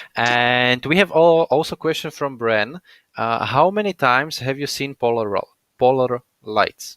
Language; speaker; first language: English; non-native, fluent; Slovak